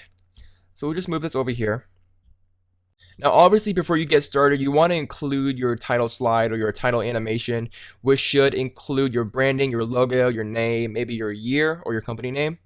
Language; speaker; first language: English; native; English